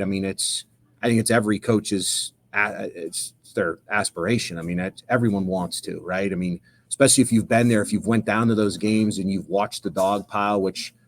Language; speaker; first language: English; native; English